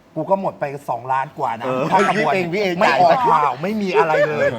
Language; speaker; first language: Thai; native; Thai